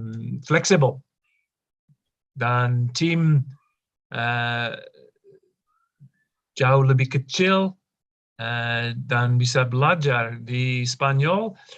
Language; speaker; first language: Indonesian; non-native, fluent; English